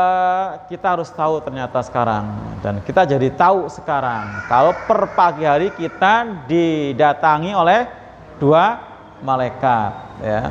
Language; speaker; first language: Indonesian; native; Indonesian